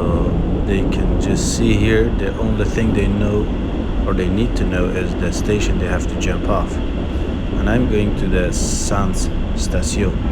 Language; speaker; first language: English; non-native, fluent; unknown